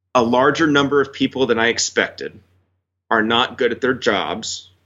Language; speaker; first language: English; native; English